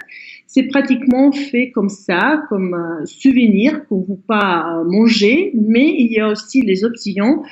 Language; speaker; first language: French; non-native, fluent; Croatian